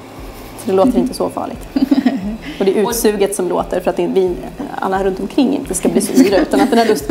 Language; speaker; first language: Swedish; native; Swedish